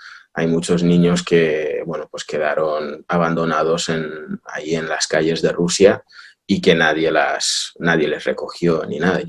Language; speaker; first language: Spanish; early bilingual, other home language; Russian